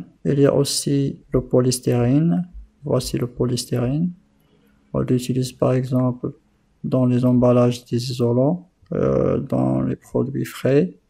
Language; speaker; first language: French; non-native, local second language; Arabic